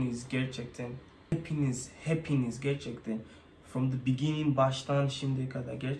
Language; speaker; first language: Turkish; non-native, learner; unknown